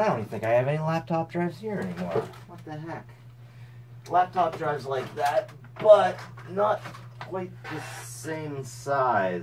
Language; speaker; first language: English; native; English